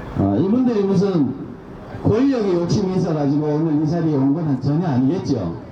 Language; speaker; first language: Korean; native; Korean